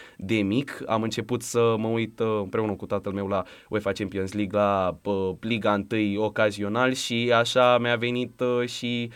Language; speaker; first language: Romanian; native; Romanian